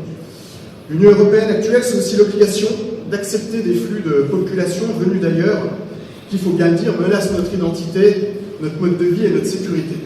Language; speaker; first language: French; native; French